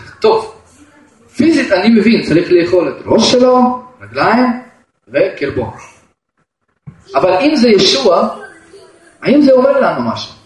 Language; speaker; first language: Hebrew; non-native, fluent; Russian